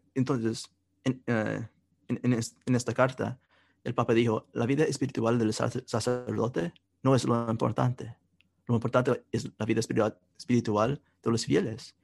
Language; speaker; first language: Spanish; non-native, fluent; English